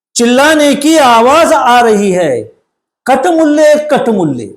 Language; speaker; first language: Hindi; non-native, local second language; Marathi